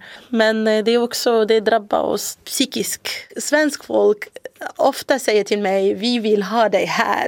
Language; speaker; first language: Swedish; non-native, learner; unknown